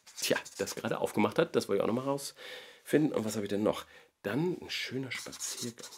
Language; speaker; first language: German; native; German